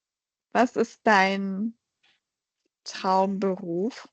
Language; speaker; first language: German; non-native, fluent; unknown